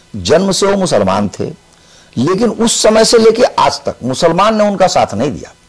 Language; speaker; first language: Hindi; native; Hindi